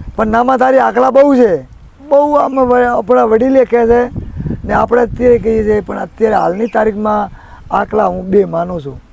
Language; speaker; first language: Gujarati; native; Gujarati